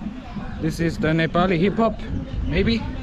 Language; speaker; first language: English; non-native, fluent; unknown